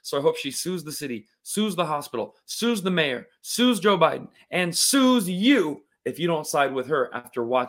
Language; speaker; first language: English; native; English